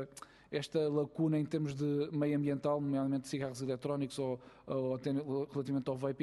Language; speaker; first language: Portuguese; native; Portuguese